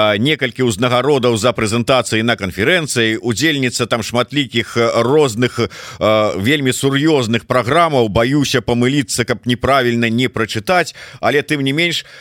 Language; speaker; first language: Belarusian; non-native, local second language; Russian